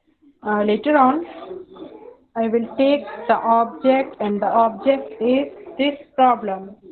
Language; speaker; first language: English; non-native, learner; Hindi